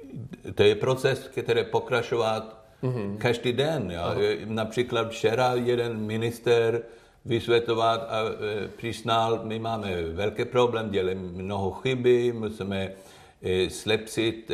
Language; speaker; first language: Czech; non-native, learner; Swedish